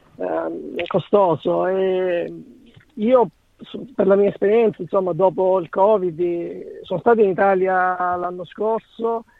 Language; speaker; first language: Italian; native; Italian